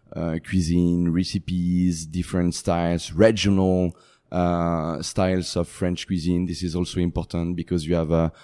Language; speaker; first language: English; non-native, fluent; French